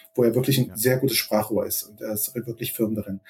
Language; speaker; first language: German; native; German